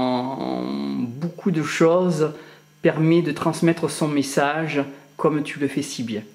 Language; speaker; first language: French; native; French